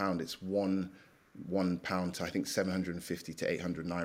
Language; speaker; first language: English; native; English